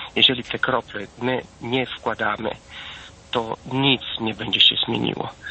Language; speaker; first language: Polish; non-native, fluent; Italian